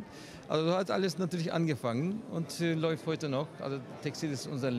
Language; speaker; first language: German; non-native, fluent; Turkish